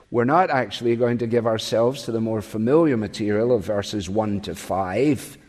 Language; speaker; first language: English; native; English